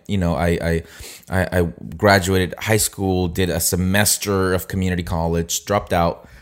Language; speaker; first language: English; non-native, fluent; Spanish